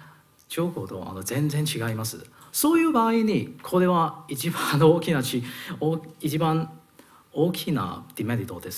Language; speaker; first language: Japanese; non-native, learner; Cantonese